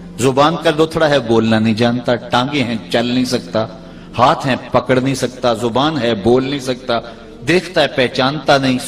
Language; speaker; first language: Urdu; non-native, local second language; Punjabi